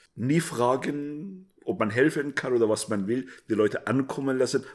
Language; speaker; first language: German; non-native, fluent; Persian